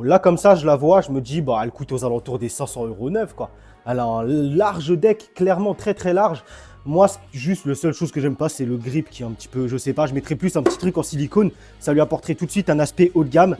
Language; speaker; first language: French; native; French